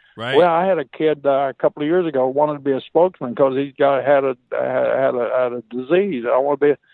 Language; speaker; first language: English; native; English